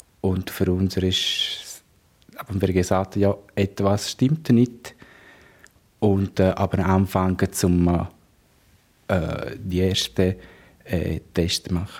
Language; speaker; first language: German; non-native, learner; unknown